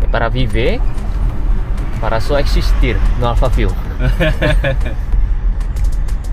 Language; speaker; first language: Portuguese; non-native, learner; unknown